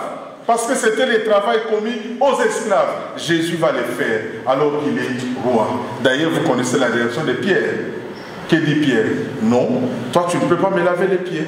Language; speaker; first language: French; non-native, local second language; Lingala